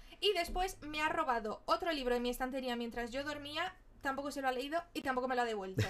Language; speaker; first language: Spanish; early bilingual, other home language; Portuguese